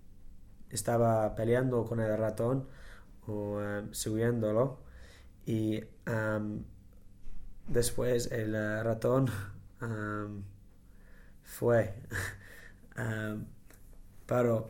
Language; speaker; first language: Spanish; non-native, learner; English